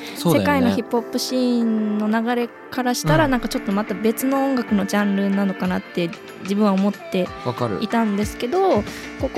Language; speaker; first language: Japanese; native; Japanese